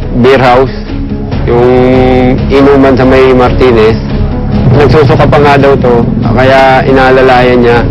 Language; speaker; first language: Filipino; native; Filipino